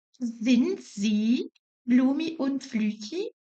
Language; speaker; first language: German; non-native, fluent; Portuguese